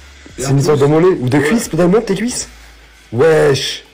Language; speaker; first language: French; native; French